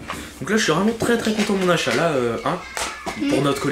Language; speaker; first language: French; native; French